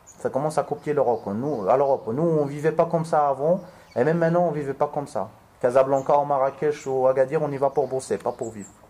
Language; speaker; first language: French; non-native, local second language; Arabic